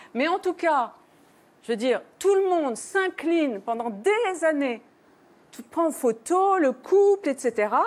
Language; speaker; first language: French; native; French